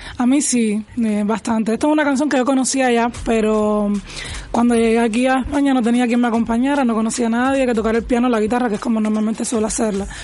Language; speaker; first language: Spanish; native; Spanish